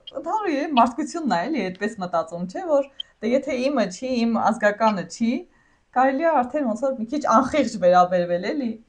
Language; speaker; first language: Armenian; native; Armenian